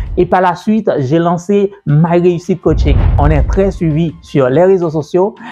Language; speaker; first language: French; native; French